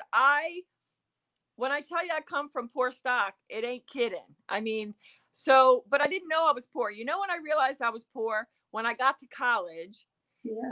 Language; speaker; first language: English; native; English